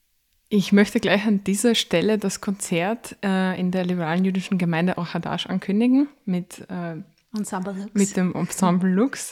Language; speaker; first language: German; native; German